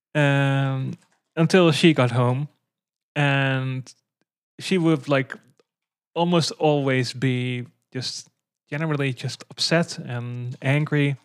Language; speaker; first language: English; non-native, fluent; Dutch